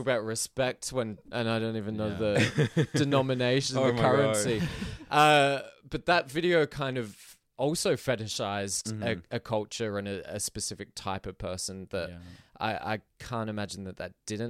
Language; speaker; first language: English; non-native, local second language; Filipino